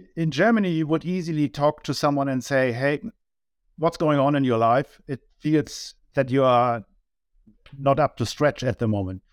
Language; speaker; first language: English; non-native, fluent; German